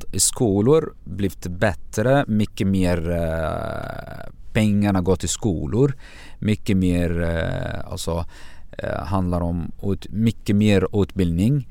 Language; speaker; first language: Swedish; non-native, fluent; Arabic